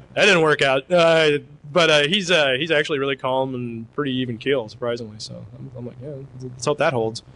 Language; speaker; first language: English; native; English